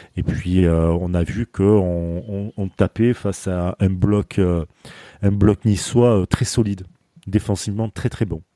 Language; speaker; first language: French; native; French